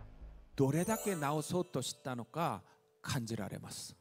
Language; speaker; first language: Japanese; non-native, learner; Korean